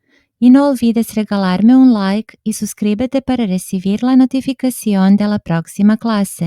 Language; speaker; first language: Spanish; non-native, fluent; Serbian